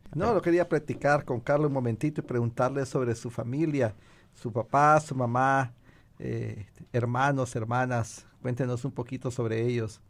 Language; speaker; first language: Spanish; native; Spanish